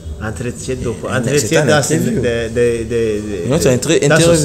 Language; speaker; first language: French; non-native, learner; Rundi